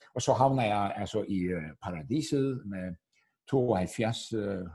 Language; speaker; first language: Danish; non-native, fluent; Turkish